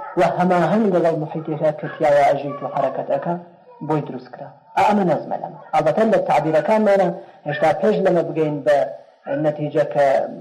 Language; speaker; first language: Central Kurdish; native; Central Kurdish